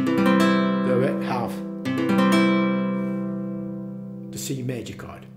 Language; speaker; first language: English; native; English